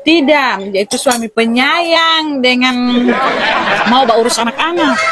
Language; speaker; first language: Indonesian; non-native, local second language; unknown